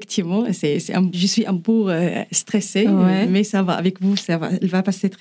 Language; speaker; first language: French; non-native, learner; Arabic